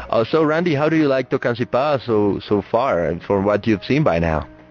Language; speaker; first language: English; non-native, fluent; Spanish